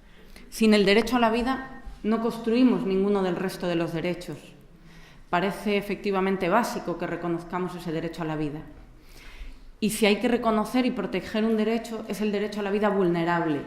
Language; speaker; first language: Spanish; native; Spanish